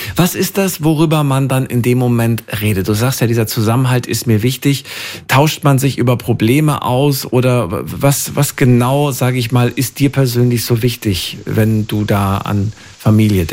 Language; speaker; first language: German; native; German